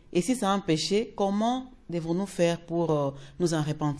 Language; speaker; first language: French; non-native, local second language; Lingala